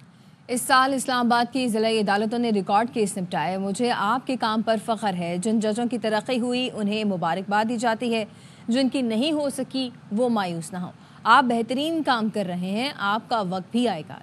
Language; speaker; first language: Urdu; native; Urdu